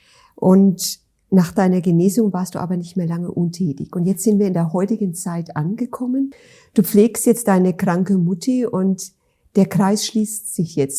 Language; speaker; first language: German; native; German